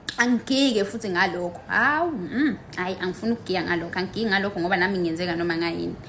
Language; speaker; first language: Zulu; native; Zulu